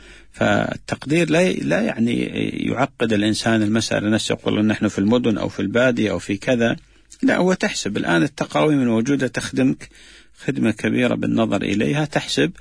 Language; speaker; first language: Arabic; native; Arabic